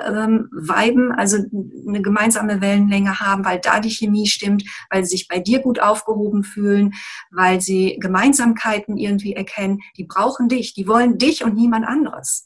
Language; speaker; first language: German; native; German